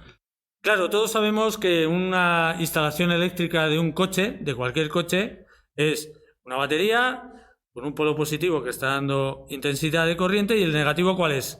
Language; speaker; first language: Spanish; native; Spanish